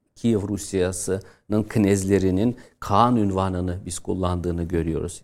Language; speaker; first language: Turkish; non-native, fluent; Tatar